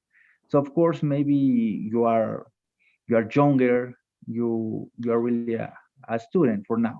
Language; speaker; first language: English; non-native, fluent; Spanish